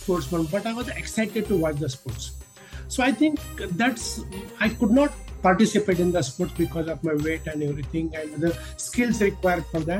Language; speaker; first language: English; non-native, local second language; Marathi